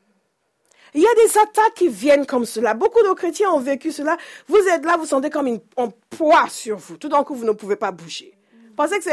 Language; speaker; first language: French; non-native, fluent; English